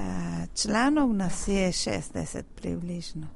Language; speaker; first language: Slovenian; early bilingual, heritage; Spanish